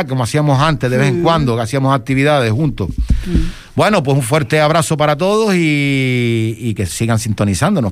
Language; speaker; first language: Spanish; native; Spanish